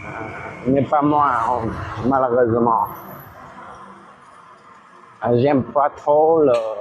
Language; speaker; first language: French; non-native, fluent; Vietnamese